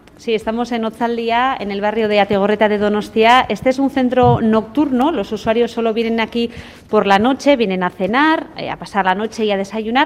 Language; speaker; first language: Spanish; native; Spanish